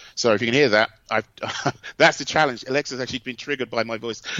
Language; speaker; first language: English; native; English